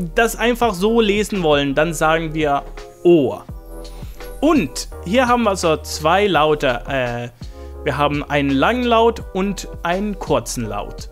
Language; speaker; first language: German; non-native, fluent; Swedish